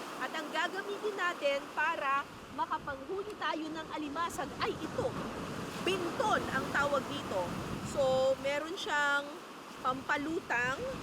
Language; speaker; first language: Filipino; native; Filipino